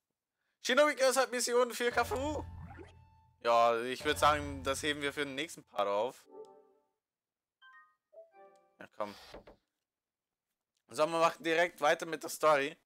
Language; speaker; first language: German; native; German